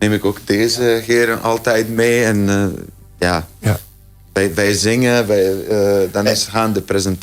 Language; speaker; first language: Dutch; non-native, fluent; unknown